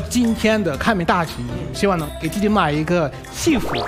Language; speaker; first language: Chinese; non-native, fluent; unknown